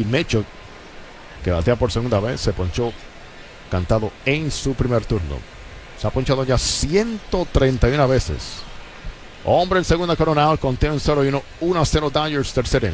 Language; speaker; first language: Spanish; native; Spanish